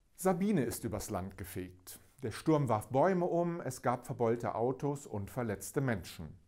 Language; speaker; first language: German; native; German